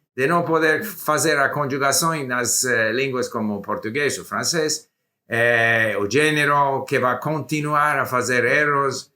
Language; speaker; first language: Portuguese; non-native, learner; English